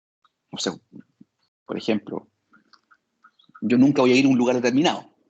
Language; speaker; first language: Spanish; native; Spanish